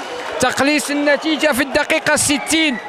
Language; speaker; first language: Arabic; native; Arabic